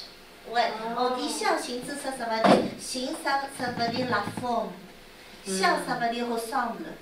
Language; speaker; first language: French; non-native, learner; Chinese